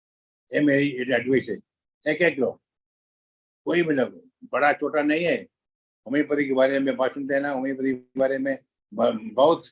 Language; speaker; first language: Hindi; non-native, local second language; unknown